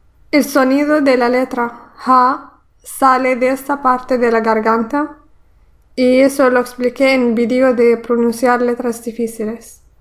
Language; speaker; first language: Spanish; non-native, fluent; Arabic